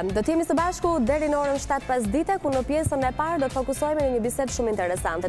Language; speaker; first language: Albanian; native; Albanian